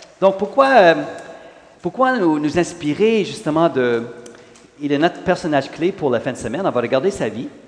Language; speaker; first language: French; non-native, local second language; English